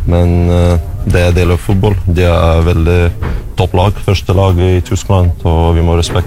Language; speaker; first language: Norwegian; non-native, learner; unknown